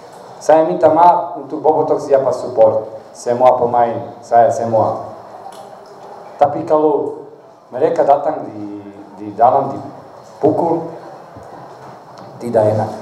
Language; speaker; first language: Indonesian; non-native, learner; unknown